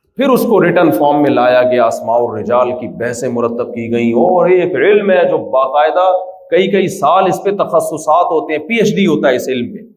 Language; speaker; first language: Urdu; native; Urdu